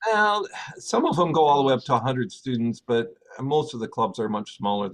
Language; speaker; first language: English; native; English